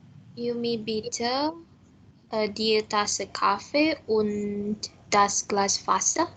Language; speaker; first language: German; non-native, learner; Indonesian